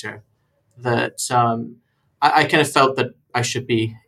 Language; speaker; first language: English; native; English